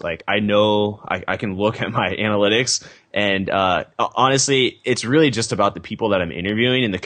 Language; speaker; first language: English; native; English